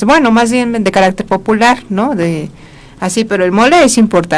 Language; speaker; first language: Spanish; native; Spanish